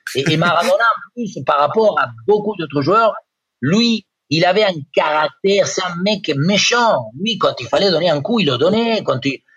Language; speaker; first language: French; non-native, fluent; Spanish